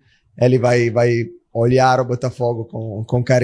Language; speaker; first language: Portuguese; non-native, fluent; Italian